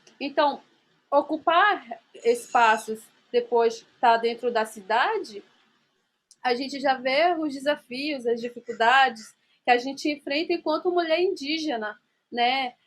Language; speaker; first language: Portuguese; non-native, local second language; Ticuna